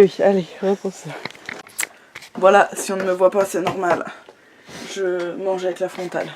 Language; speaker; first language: French; native; French